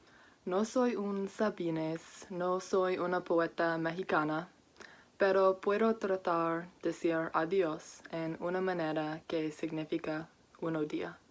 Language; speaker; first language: Spanish; non-native, learner; English